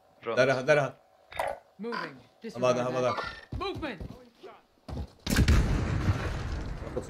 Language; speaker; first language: Swedish; native; Swedish